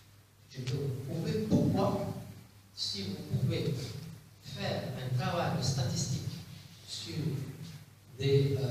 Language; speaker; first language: French; non-native, local second language; Arabic